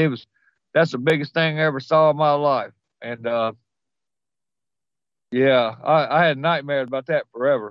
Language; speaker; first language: English; native; English